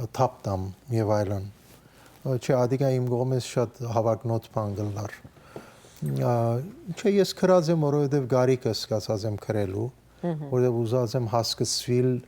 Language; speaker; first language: Armenian; early bilingual, heritage; Armenian